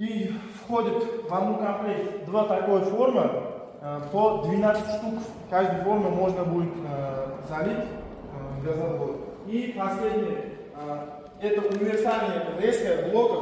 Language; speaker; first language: Russian; non-native, fluent; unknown